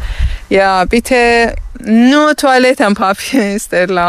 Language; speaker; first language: German; non-native, learner; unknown